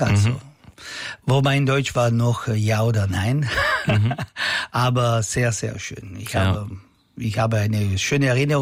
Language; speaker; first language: German; non-native, learner; Italian